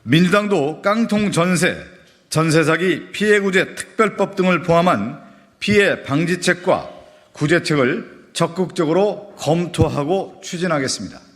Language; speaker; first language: Korean; native; Korean